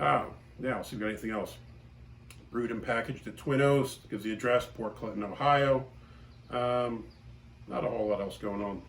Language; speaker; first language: English; native; English